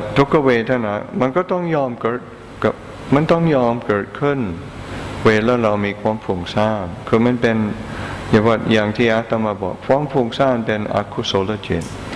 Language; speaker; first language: Thai; non-native, fluent; English